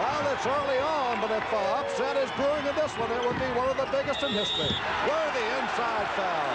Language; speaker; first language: English; native; English